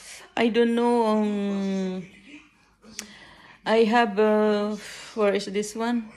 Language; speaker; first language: English; non-native, learner; Filipino